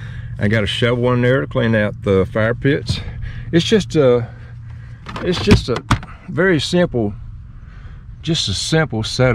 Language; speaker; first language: English; native; English